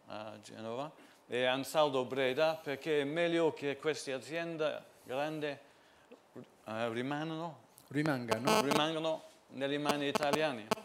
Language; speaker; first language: Italian; non-native, fluent; English